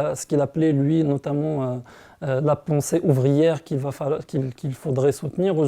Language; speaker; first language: French; non-native, local second language; Arabic